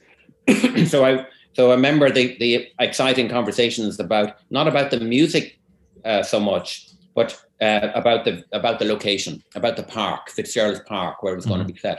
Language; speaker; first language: English; native; English